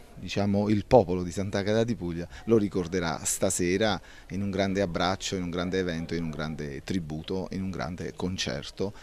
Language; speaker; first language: Italian; native; Italian